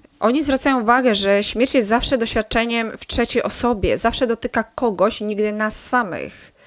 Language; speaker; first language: Polish; native; Polish